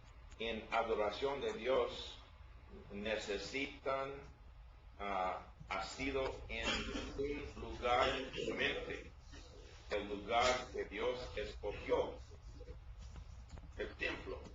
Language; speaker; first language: Spanish; non-native, learner; English